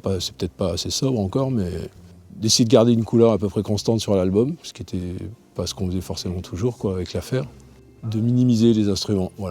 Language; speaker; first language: French; native; French